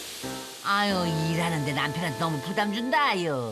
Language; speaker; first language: Korean; native; Korean